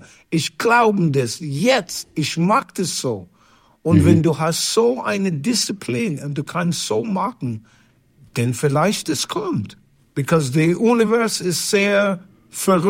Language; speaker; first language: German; non-native, learner; English